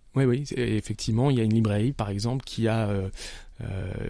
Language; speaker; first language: French; native; French